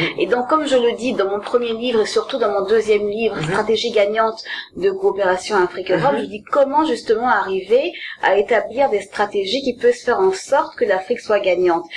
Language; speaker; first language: French; early bilingual, other home language; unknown